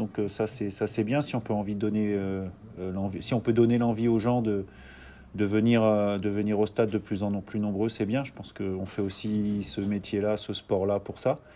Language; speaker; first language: French; native; French